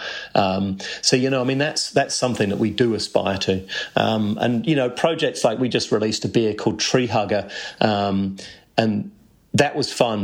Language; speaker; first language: English; native; English